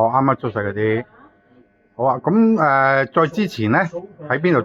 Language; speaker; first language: Cantonese; native; Cantonese